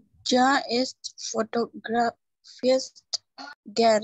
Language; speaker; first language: German; non-native, learner; Urdu